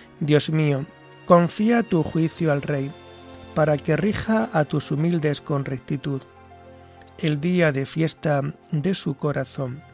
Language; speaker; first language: Spanish; native; Spanish